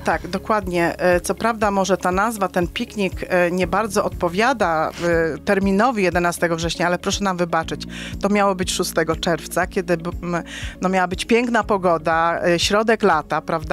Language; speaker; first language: Polish; native; Polish